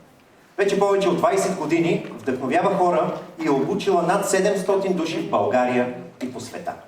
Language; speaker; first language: Bulgarian; native; Bulgarian